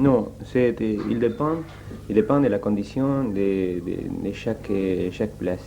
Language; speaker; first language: French; non-native, learner; Spanish